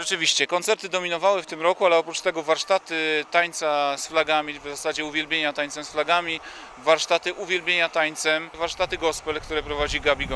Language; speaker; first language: Polish; native; Polish